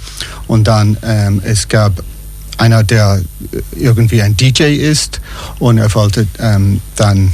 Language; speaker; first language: German; non-native, fluent; English